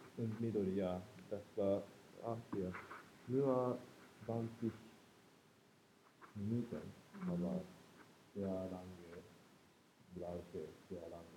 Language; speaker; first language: German; non-native, learner; Japanese